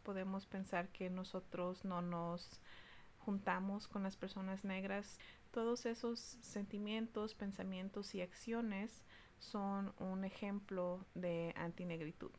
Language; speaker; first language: Spanish; early bilingual, heritage; Spanish